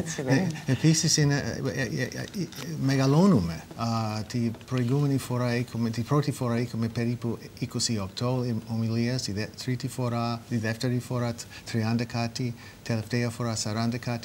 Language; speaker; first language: Greek; non-native, fluent; English